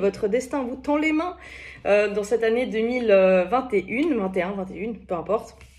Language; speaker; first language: French; native; French